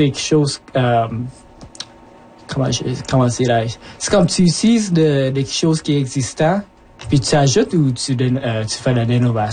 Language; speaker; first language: French; early bilingual, other home language; Japanese